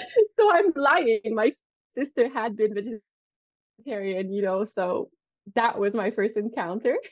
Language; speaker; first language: English; non-native, fluent; French